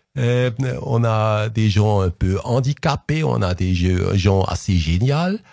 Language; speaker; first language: French; non-native, local second language; Swiss German